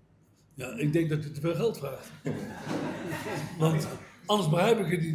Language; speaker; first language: Dutch; native; Dutch